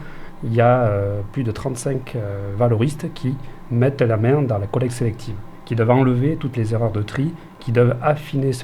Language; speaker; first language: French; native; French